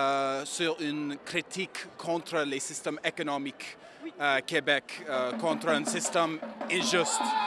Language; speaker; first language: French; non-native, learner; English